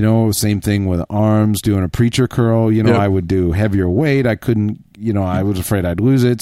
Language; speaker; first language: English; native; English